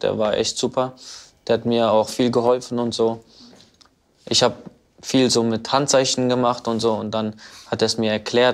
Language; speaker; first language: German; early bilingual, other home language; Albanian